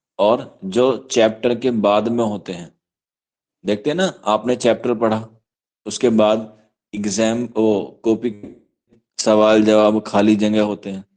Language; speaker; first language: Urdu; native; Urdu